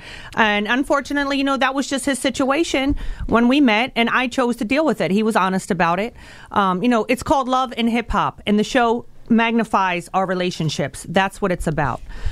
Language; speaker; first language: English; native; English